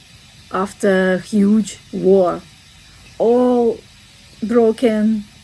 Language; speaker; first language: English; non-native, fluent; Russian